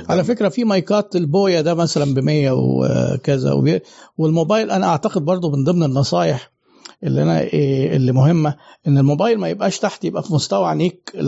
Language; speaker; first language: Arabic; native; Arabic